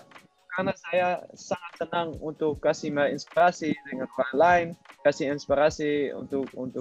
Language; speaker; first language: Indonesian; non-native, learner; Dutch